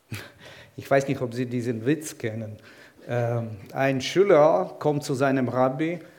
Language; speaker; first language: German; non-native, fluent; Ukrainian